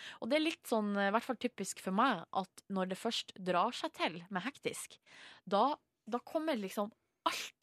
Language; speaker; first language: Norwegian; native; Norwegian